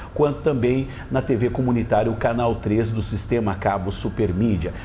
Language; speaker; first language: Portuguese; native; Portuguese